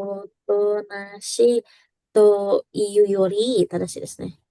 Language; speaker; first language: Japanese; non-native, fluent; Indonesian